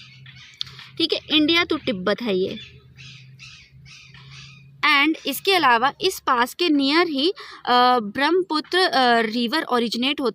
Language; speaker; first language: Hindi; native; Hindi